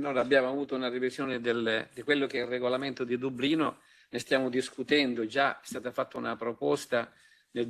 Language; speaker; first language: Italian; native; Italian